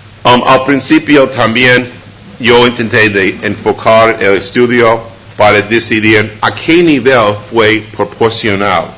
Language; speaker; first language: Spanish; non-native, fluent; English